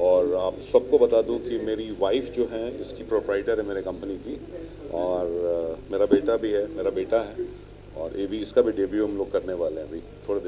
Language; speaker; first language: Hindi; native; Hindi